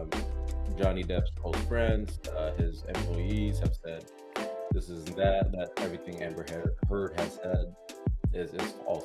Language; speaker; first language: English; native; English